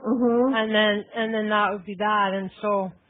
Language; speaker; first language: English; native; English